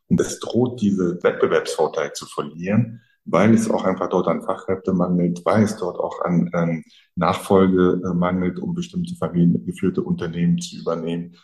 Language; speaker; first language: German; early bilingual, other home language; French